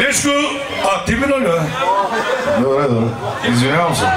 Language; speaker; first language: Bulgarian; non-native, local second language; Turkish